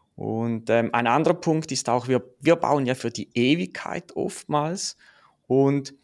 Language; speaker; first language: German; native; German